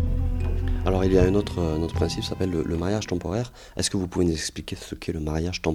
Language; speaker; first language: French; native; French